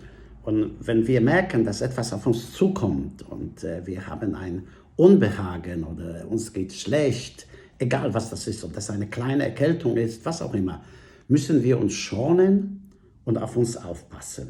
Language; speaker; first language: German; non-native, fluent; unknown